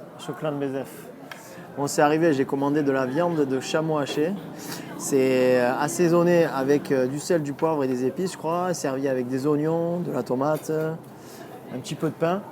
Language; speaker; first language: French; native; French